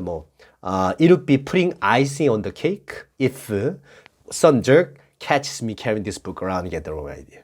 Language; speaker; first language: English; non-native, fluent; Korean